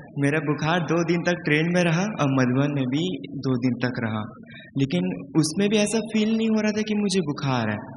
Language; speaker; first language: Hindi; native; Hindi